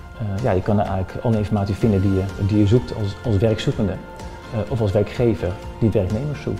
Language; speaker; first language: Dutch; native; Dutch